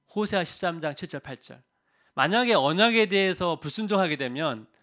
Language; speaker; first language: Korean; native; Korean